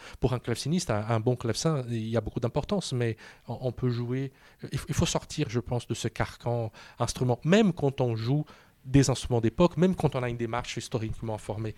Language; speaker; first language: French; non-native, fluent; Portuguese